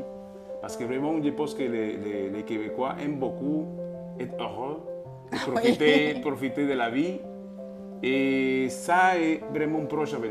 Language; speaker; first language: French; non-native, fluent; Spanish